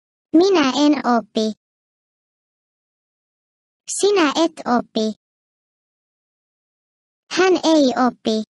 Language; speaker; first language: Finnish; non-native, fluent; Turkish